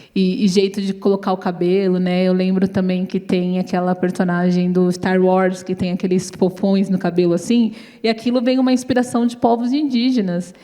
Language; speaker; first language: Portuguese; native; Portuguese